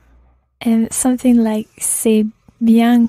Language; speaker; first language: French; non-native, learner; English